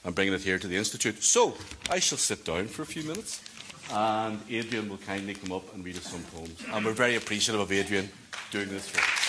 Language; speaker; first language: English; native; English